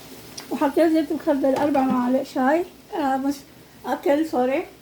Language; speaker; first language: Arabic; native; Arabic